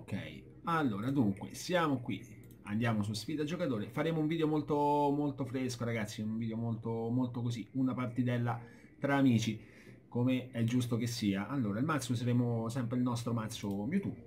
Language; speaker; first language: Italian; native; Italian